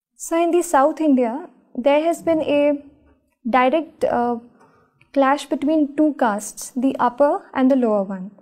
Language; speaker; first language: English; non-native, local second language; Marathi